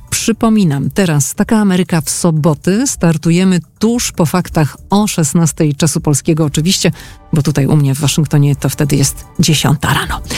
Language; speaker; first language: Polish; native; Polish